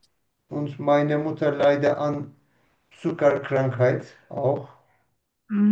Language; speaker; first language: German; non-native, learner; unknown